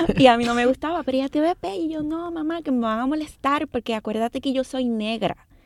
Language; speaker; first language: Spanish; native; Spanish